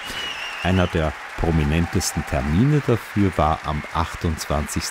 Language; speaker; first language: German; native; German